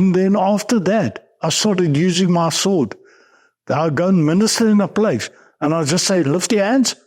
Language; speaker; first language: English; non-native, local second language; Afrikaans